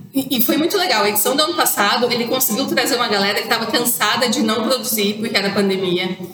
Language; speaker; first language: Portuguese; native; Portuguese